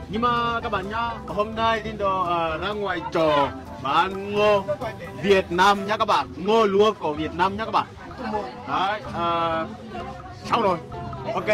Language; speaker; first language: Vietnamese; non-native, learner; Portuguese